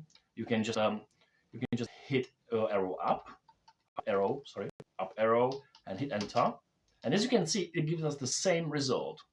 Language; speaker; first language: English; non-native, fluent; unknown